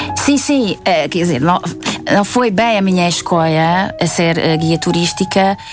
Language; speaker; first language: Portuguese; non-native, fluent; Hungarian